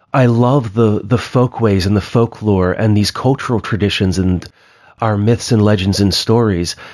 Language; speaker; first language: English; native; English